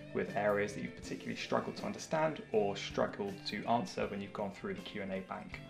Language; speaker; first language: English; native; English